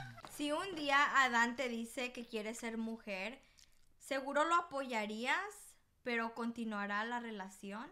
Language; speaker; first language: Spanish; early bilingual, heritage; Spanish